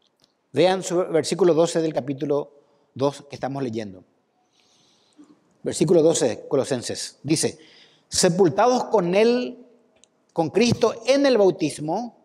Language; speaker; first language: Spanish; native; Spanish